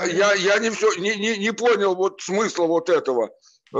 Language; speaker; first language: Russian; native; Russian